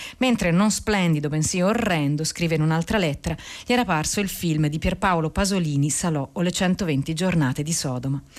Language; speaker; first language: Italian; native; Italian